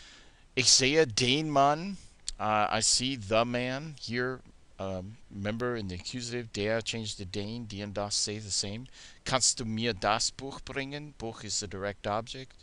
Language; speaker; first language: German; non-native, fluent; English